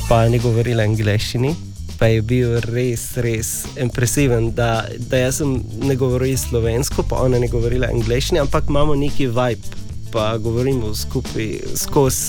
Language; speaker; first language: Slovenian; non-native, learner; English